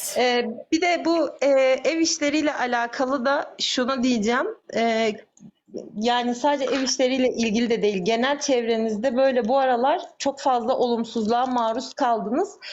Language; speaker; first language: Turkish; native; Turkish